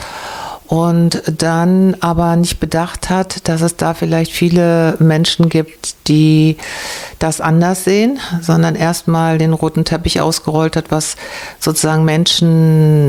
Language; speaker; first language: German; native; German